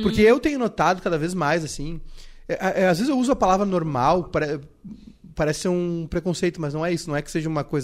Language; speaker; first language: Portuguese; native; Portuguese